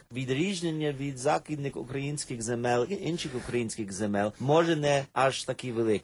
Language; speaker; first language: Ukrainian; early bilingual, heritage; Ukrainian